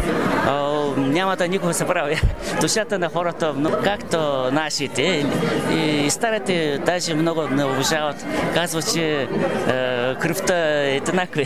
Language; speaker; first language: Bulgarian; non-native, learner; Mongolian